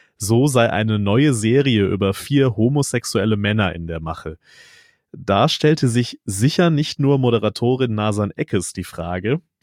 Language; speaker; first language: German; native; German